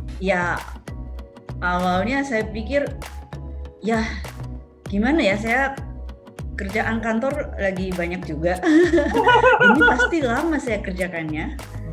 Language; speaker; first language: Indonesian; non-native, fluent; Japanese